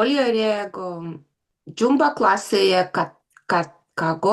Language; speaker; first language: Korean; non-native, learner; Russian